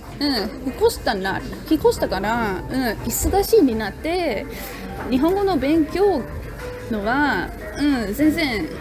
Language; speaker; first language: Japanese; non-native, learner; English